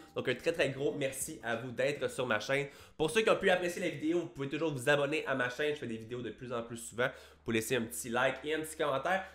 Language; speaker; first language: French; native; French